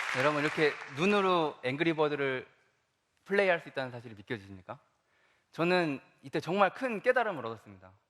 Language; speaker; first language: Korean; native; Korean